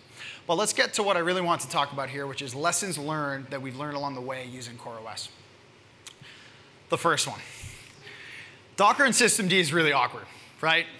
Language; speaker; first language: English; native; English